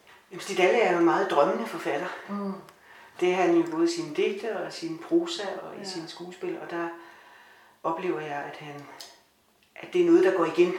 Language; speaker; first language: Danish; native; Danish